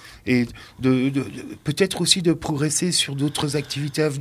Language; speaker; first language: French; native; French